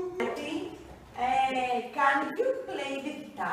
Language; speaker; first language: English; non-native, fluent; Greek